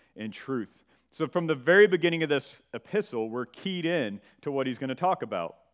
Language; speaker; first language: English; native; English